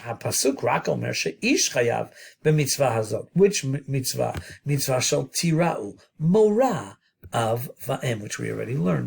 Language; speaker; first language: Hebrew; non-native, fluent; English